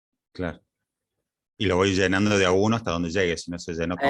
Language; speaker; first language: Spanish; native; Spanish